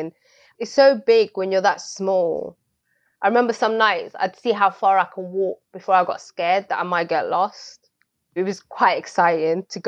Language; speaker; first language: English; early bilingual, other home language; Swahili